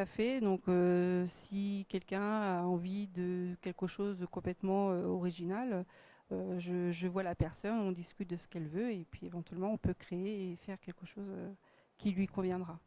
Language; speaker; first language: French; native; French